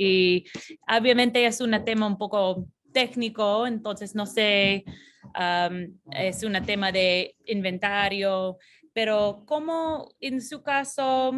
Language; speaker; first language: Spanish; non-native, fluent; English